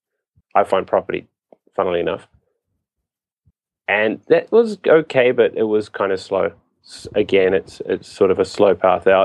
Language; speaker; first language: English; native; English